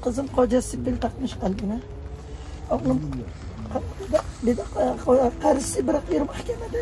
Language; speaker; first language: Turkish; non-native, local second language; Arabic